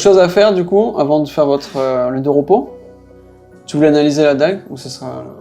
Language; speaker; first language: French; native; French